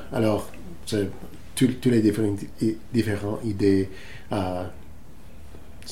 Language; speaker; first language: French; non-native, learner; English